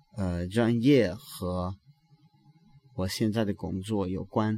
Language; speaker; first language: Chinese; non-native, learner; English